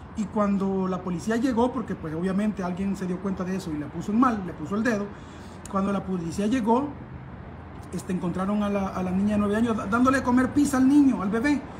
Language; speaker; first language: Spanish; native; Spanish